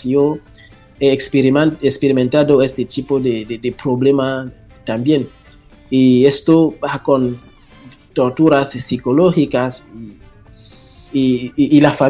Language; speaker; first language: Spanish; non-native, fluent; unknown